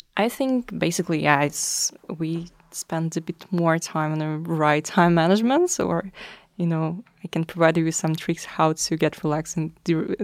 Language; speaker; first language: English; non-native, fluent; Russian